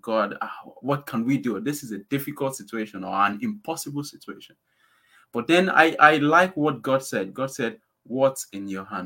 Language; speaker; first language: English; non-native, local second language; Yoruba